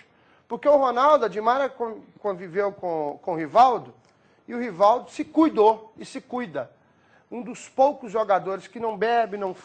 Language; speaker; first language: Portuguese; native; Portuguese